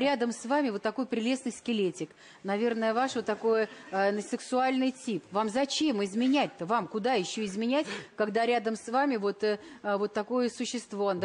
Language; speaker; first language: Russian; native; Russian